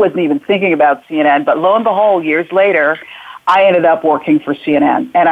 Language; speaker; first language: English; native; English